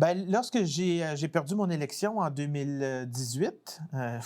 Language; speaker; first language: French; native; French